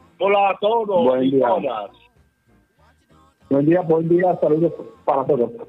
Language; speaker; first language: Spanish; non-native, learner; Italian